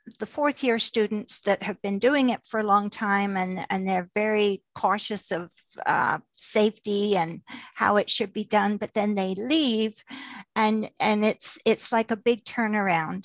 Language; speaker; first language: English; native; English